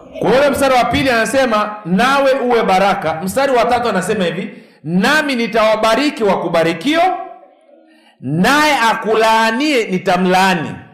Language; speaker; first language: Swahili; native; Swahili